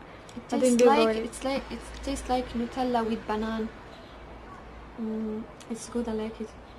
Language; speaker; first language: English; non-native, learner; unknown